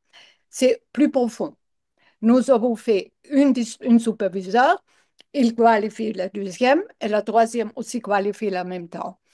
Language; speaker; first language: French; non-native, learner; English